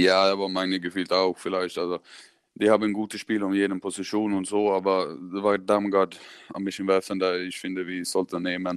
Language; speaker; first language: German; non-native, learner; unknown